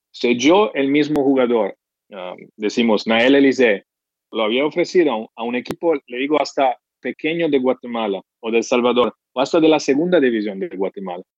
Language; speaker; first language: Spanish; non-native, fluent; English